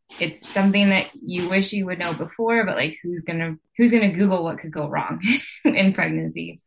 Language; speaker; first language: English; native; English